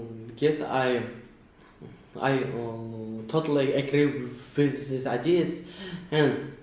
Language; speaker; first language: English; non-native, learner; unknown